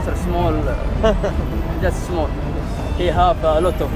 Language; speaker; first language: English; non-native, learner; Arabic